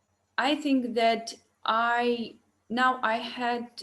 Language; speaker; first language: English; non-native, learner; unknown